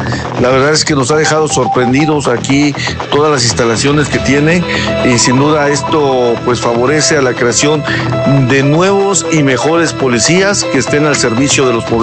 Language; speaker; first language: Spanish; native; Spanish